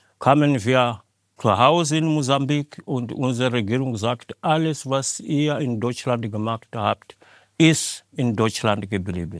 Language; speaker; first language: German; non-native, learner; Portuguese